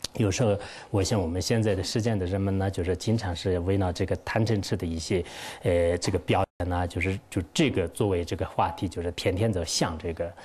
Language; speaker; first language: Chinese; non-native, local second language; Tibetan